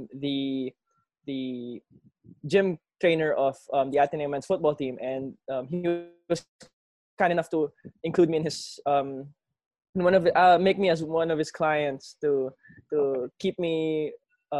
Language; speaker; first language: English; non-native, local second language; Filipino